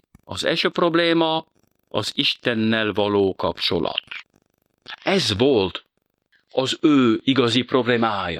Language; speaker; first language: Hungarian; non-native, fluent; French